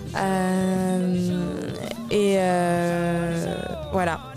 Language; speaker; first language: French; native; French